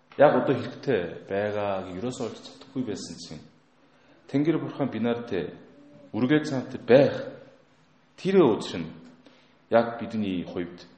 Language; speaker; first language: Mongolian; non-native, fluent; Korean